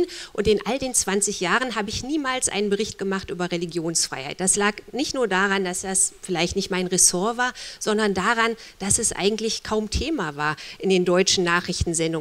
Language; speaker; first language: German; native; German